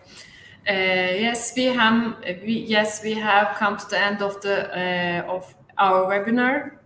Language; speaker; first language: English; non-native, fluent; Turkish